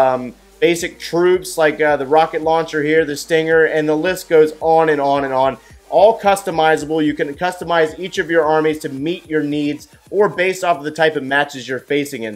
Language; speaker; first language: English; native; English